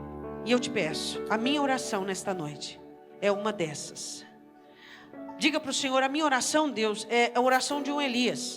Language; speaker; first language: Portuguese; native; Portuguese